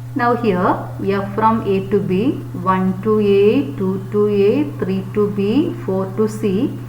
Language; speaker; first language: English; non-native, local second language; Malayalam